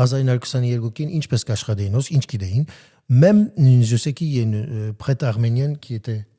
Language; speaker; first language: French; non-native, learner; Armenian